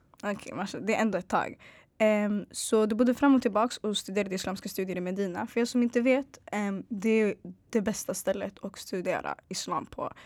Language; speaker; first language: Swedish; early bilingual, other home language; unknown